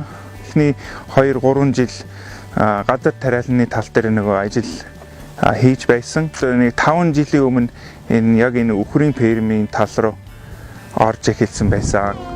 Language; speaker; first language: Mongolian; non-native, fluent; English